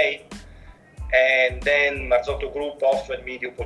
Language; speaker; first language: English; non-native, fluent; Italian